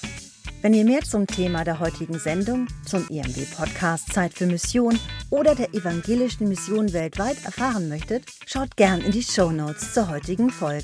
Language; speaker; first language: German; native; German